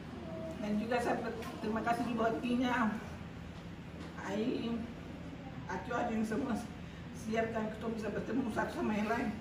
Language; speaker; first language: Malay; non-native, local second language; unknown